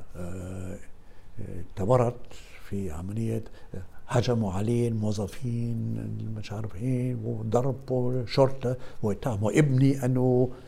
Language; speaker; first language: Arabic; non-native, fluent; German